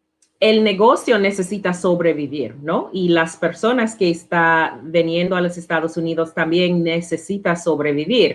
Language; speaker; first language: Spanish; non-native, learner; English